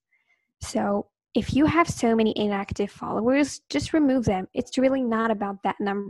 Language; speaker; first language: English; non-native, fluent; Arabic